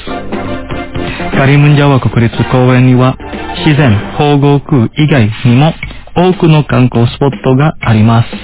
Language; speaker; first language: Japanese; non-native, fluent; Indonesian